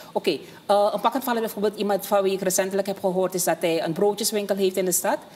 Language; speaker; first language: Dutch; native; Dutch